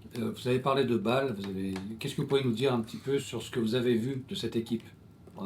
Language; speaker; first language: French; native; French